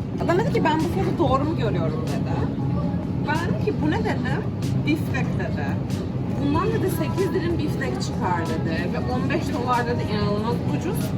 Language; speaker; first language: Turkish; native; Turkish